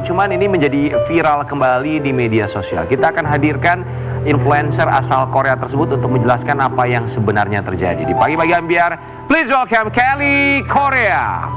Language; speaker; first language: Indonesian; native; Indonesian